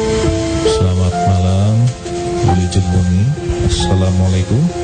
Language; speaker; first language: Indonesian; native; Indonesian